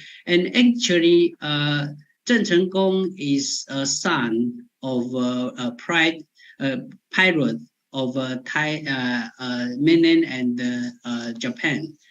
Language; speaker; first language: English; non-native, fluent; Chinese